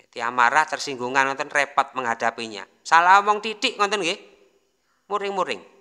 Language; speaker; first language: Indonesian; non-native, local second language; Javanese